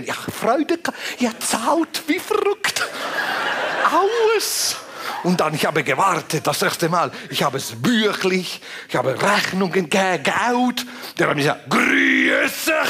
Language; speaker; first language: German; non-native, fluent; Italian